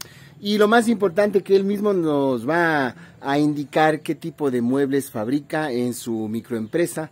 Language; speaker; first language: Spanish; native; Spanish